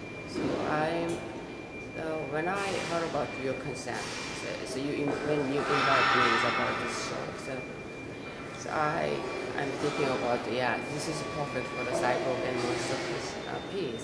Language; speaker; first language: English; non-native, learner; Korean